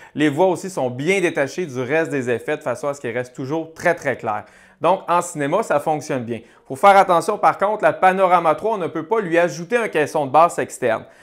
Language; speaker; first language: French; native; French